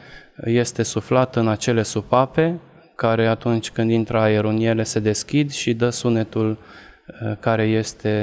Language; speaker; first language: Romanian; non-native, local second language; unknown